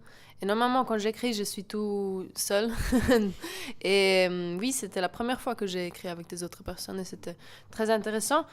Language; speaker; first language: French; non-native, local second language; German